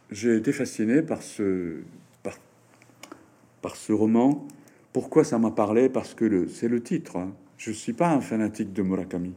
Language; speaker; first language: French; non-native, fluent; Japanese